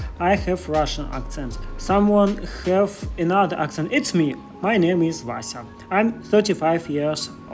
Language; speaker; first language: English; non-native, learner; Russian